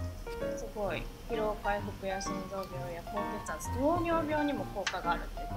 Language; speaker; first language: Japanese; native; Japanese